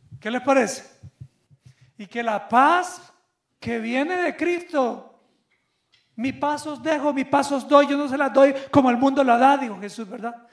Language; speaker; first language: Spanish; native; Spanish